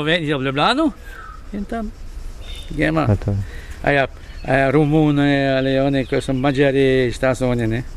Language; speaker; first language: German; non-native, learner; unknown